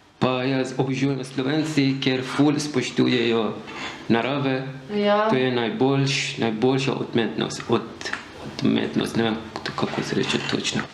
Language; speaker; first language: Slovenian; non-native, learner; Persian